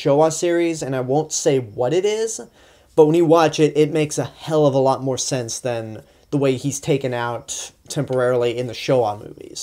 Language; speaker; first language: English; native; English